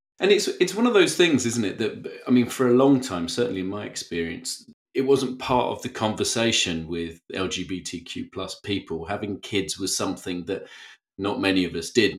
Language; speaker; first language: English; native; English